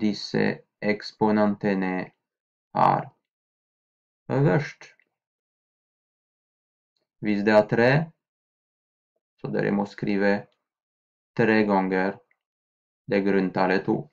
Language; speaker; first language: Norwegian; non-native, fluent; French